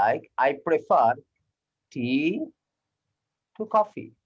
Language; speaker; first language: English; non-native, fluent; Bangla